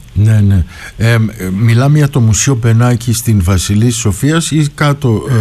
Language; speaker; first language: Greek; early bilingual, heritage; Greek